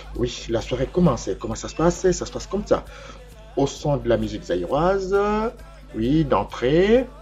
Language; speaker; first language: French; non-native, local second language; Lingala